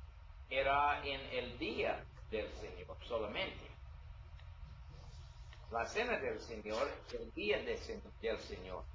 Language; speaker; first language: Spanish; non-native, learner; English